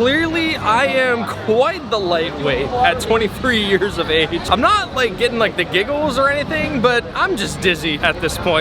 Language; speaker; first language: English; native; English